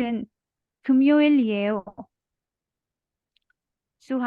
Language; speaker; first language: Korean; non-native, learner; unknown